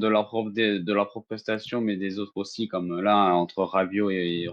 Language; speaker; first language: French; native; French